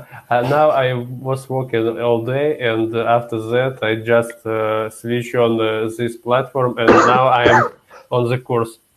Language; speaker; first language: English; non-native, learner; Russian